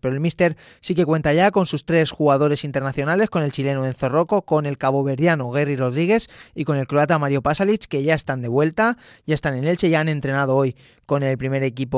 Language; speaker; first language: Spanish; native; Spanish